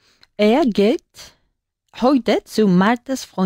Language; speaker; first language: German; non-native, learner; Spanish